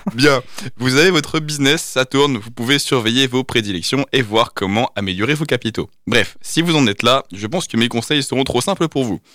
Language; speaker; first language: French; native; French